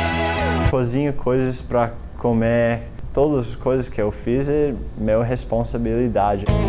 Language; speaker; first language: Portuguese; non-native, learner; English